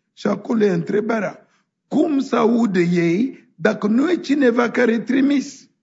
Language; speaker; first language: Romanian; non-native, fluent; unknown